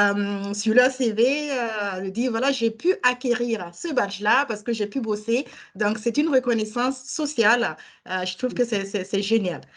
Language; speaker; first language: French; native; French